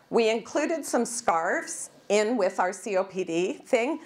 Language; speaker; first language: English; native; English